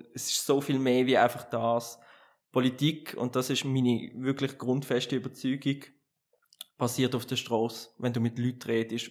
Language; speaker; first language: German; native; German